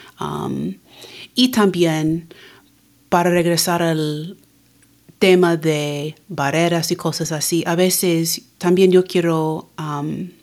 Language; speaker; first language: Spanish; early bilingual, heritage; Spanish